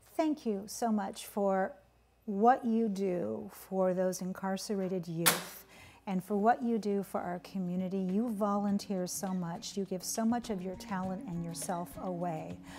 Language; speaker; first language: English; native; English